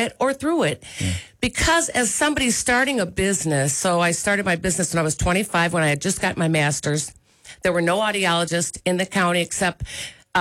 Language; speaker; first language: English; native; English